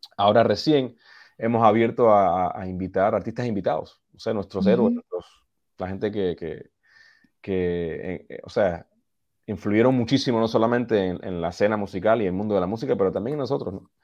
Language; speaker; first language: Spanish; early bilingual, heritage; Spanish